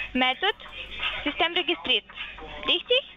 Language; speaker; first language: German; non-native, learner; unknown